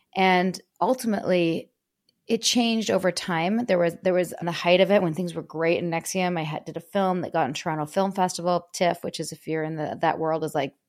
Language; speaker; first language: English; native; English